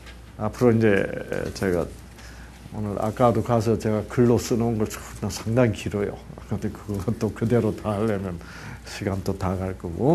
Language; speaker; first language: Korean; native; Korean